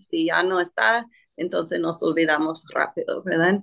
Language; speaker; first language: Spanish; non-native, fluent; English